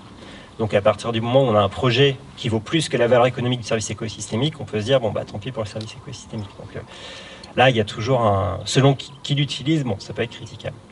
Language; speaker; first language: French; native; French